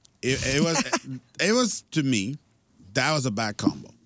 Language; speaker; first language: English; early bilingual, other home language; Spanish